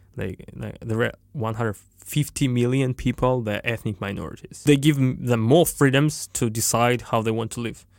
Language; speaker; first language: English; non-native, fluent; Russian